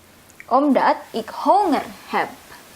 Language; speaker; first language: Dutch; non-native, fluent; Indonesian